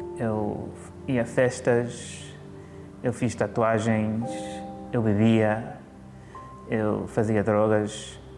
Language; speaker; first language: Portuguese; early bilingual, heritage; Portuguese